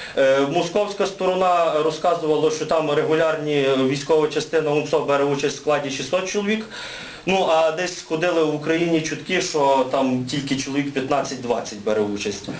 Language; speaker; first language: Ukrainian; native; Ukrainian